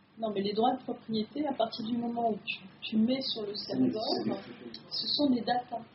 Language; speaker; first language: French; native; French